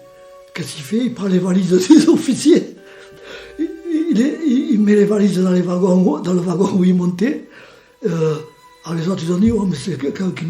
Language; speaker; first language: French; native; French